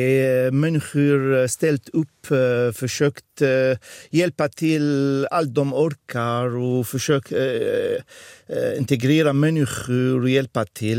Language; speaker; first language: Swedish; non-native, fluent; Arabic